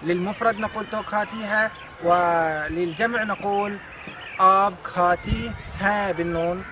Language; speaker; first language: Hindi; non-native, fluent; Arabic